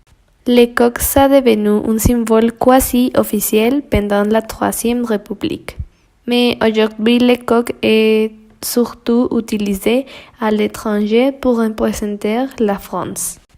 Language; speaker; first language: French; non-native, learner; Spanish